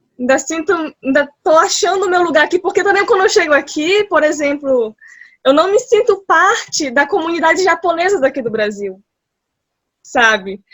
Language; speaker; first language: Portuguese; early bilingual, heritage; Portuguese